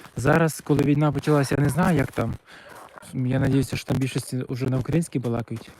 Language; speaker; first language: Ukrainian; non-native, local second language; Russian